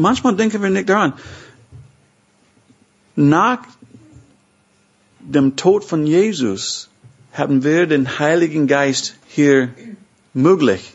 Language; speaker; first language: German; non-native, fluent; English